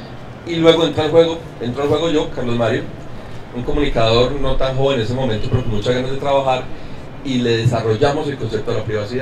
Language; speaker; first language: Spanish; native; Spanish